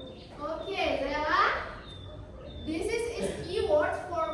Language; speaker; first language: English; non-native, learner; Indonesian